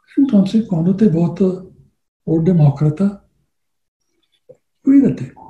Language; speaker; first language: Spanish; non-native, learner; English